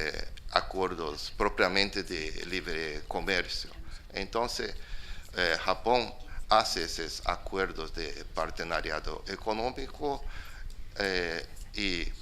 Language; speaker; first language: Spanish; non-native, fluent; Portuguese